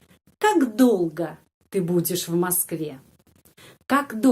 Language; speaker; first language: Russian; non-native, fluent; Indonesian